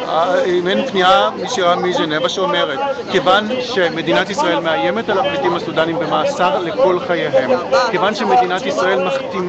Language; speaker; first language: Hebrew; native; Hebrew